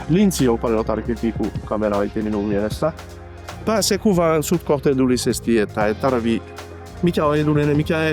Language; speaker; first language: Finnish; non-native, fluent; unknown